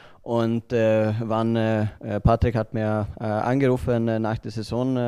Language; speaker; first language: German; non-native, learner; Swedish